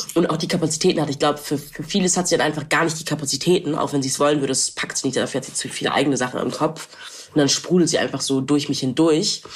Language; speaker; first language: German; non-native, local second language; English